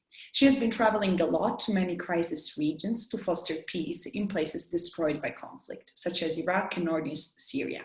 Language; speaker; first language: English; non-native, fluent; Italian